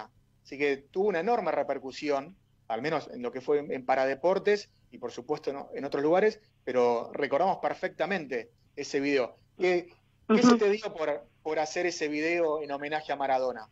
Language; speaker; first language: Spanish; native; Spanish